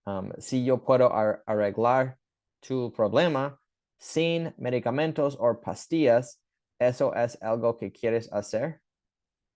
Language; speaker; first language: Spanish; early bilingual, heritage; English